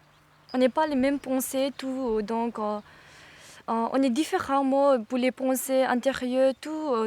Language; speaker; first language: French; non-native, learner; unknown